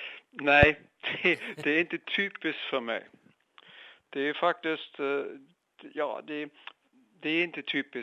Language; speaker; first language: Swedish; non-native, fluent; German